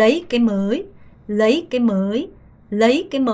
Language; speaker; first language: Vietnamese; non-native, fluent; Korean